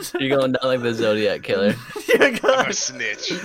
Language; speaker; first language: English; native; English